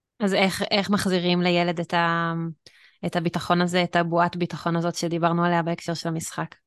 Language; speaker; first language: Hebrew; native; Hebrew